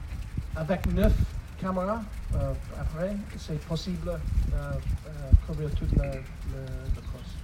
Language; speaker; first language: French; non-native, fluent; English